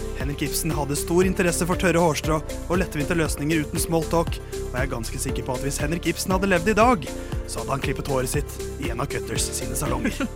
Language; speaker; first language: Norwegian; native; Norwegian